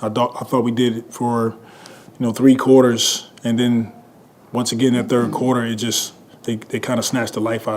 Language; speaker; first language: English; native; English